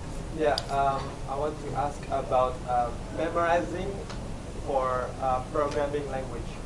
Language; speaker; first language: English; non-native, fluent; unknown